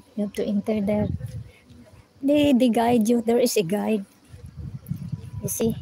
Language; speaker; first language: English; non-native, learner; Filipino